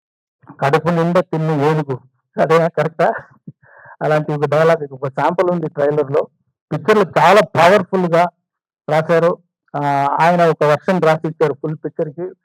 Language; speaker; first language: Telugu; non-native, fluent; Tamil